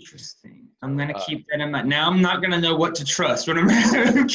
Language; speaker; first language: English; native; English